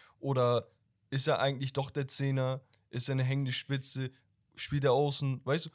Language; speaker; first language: German; early bilingual, other home language; Turkish